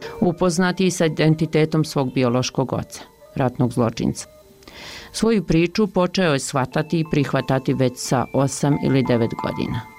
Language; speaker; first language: Serbian; native; Serbian